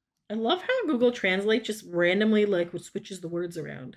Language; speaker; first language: English; native; English